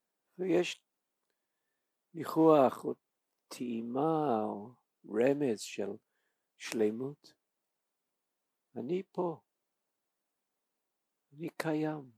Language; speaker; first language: Hebrew; non-native, fluent; English